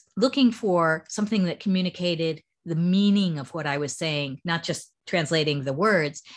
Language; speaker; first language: English; native; English